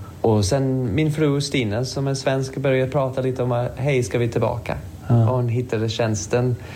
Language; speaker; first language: Swedish; non-native, fluent; English